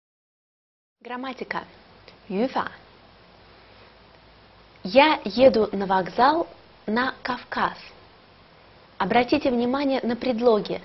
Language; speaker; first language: Russian; non-native, fluent; Chinese